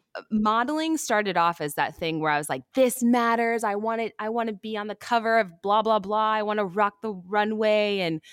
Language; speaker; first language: English; native; English